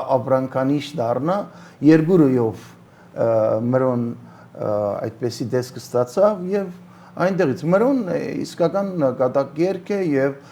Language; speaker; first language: Armenian; early bilingual, heritage; Armenian